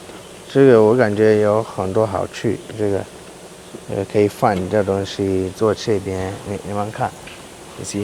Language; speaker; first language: Chinese; non-native, learner; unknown